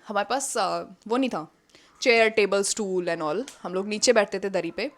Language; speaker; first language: Hindi; native; Hindi